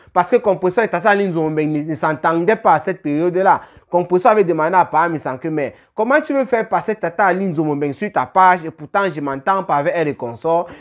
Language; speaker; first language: French; native; French